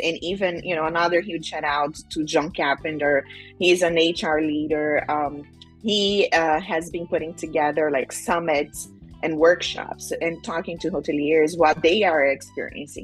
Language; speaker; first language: English; non-native, fluent; Portuguese